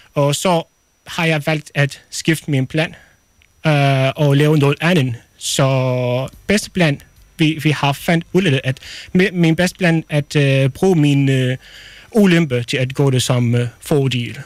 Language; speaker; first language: Danish; non-native, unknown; Arabic